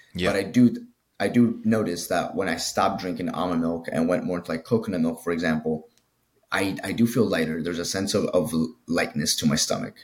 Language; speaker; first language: English; early bilingual, other home language; Spanish